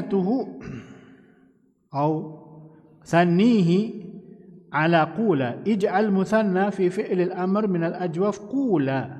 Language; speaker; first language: Arabic; non-native, fluent; Indonesian